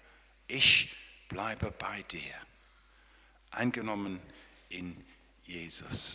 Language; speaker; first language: German; non-native, fluent; English